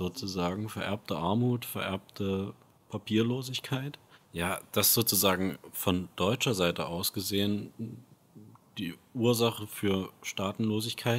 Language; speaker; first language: German; native; German